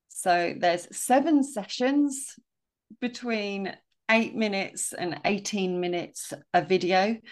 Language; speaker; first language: English; native; English